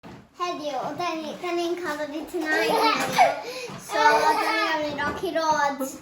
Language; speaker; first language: Welsh; native; Welsh